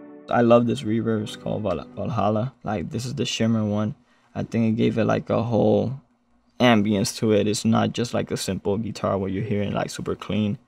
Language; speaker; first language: English; non-native, local second language; Spanish